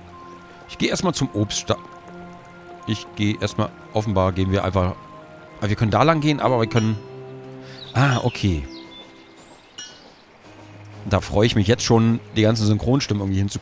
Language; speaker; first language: German; native; German